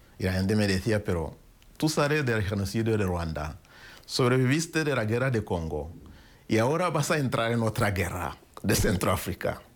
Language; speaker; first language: Spanish; non-native, fluent; Kinyarwanda